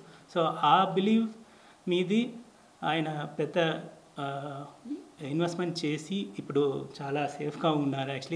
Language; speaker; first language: Telugu; non-native, learner; Tamil